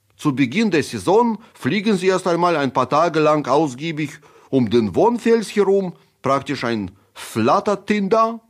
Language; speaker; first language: German; non-native, fluent; Russian